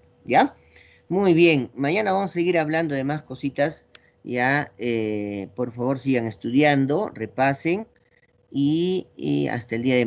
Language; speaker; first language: Spanish; native; Spanish